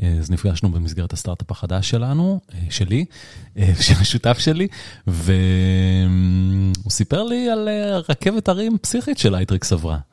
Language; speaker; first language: Hebrew; native; Hebrew